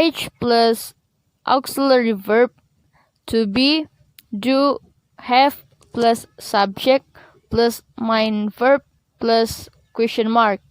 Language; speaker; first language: English; non-native, learner; Indonesian